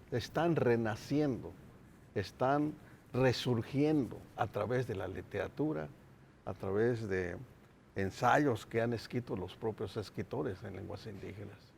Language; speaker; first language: Spanish; non-native, local second language; Nahuatl languages